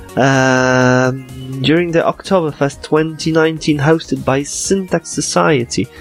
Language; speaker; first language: English; non-native, fluent; Polish